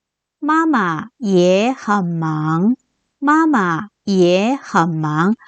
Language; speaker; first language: Chinese; non-native, fluent; Korean